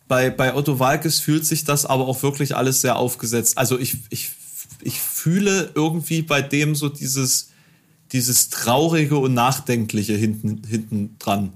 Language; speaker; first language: German; native; German